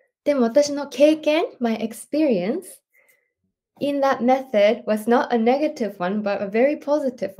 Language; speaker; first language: English; non-native, fluent; Japanese